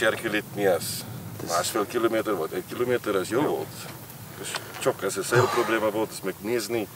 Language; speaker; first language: Hungarian; non-native, learner; Afrikaans